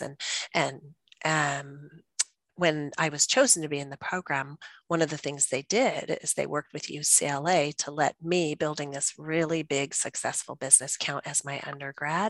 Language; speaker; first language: English; native; English